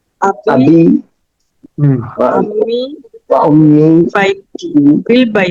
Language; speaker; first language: Arabic; non-native, learner; Tamil